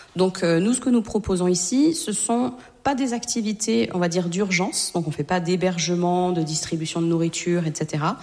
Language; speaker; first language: French; native; French